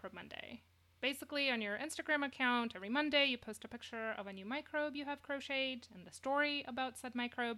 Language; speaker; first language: English; non-native, fluent; Romanian